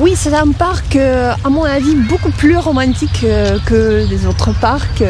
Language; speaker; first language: French; non-native, fluent; Russian